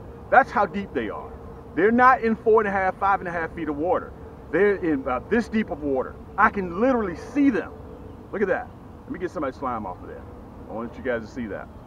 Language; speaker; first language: English; native; English